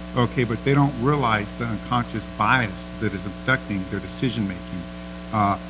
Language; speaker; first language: English; native; English